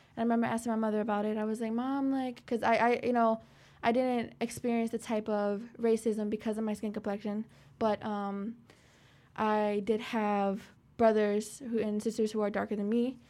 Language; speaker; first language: English; native; English